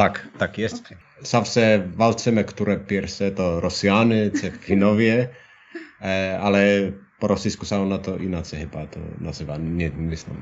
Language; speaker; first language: Polish; non-native, learner; Finnish